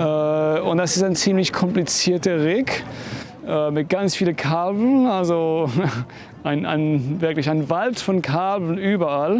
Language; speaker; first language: German; non-native, fluent; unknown